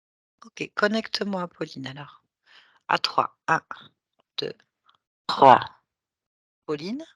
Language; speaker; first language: French; native; French